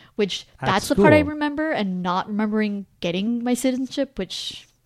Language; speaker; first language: English; native; English